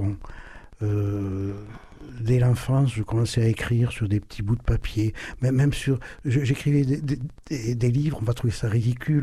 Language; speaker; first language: French; non-native, local second language; German